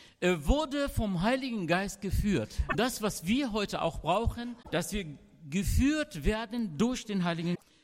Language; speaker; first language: German; non-native, fluent; Arabic